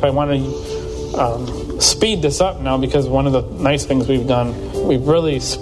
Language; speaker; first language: English; native; English